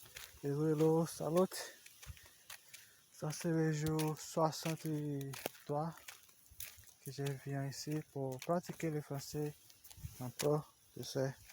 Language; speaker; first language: French; non-native, learner; Portuguese